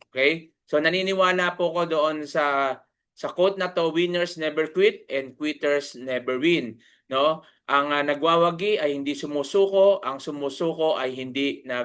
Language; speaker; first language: Filipino; native; Filipino